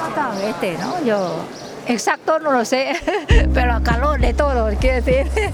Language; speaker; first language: Spanish; non-native, learner; Thai